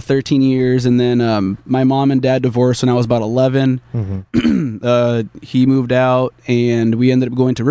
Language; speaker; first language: English; early bilingual, other home language; Spanish